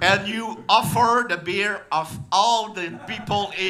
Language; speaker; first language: English; non-native, learner; French